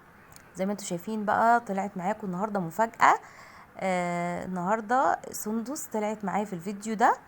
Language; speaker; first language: Arabic; native; Arabic